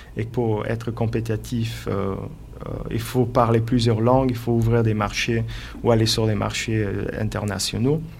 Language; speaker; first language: French; non-native, local second language; English